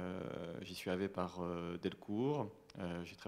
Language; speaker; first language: French; native; French